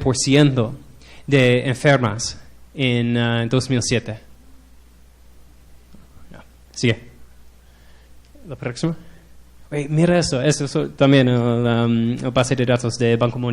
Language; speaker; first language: Spanish; non-native, learner; English